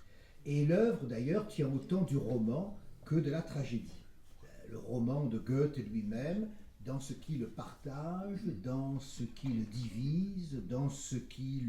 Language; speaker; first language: French; native; French